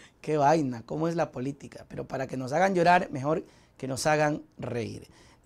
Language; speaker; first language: Spanish; native; Spanish